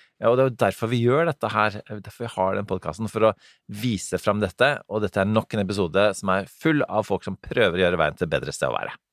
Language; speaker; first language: Norwegian; native; Norwegian